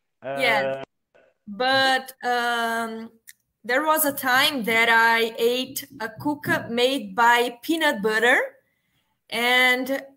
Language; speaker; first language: English; non-native, learner; Portuguese